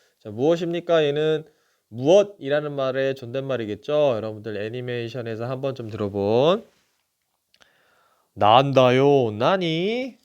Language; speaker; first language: Korean; native; Korean